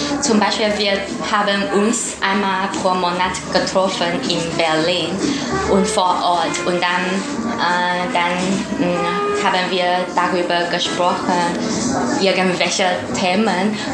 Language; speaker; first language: German; non-native, learner; Chinese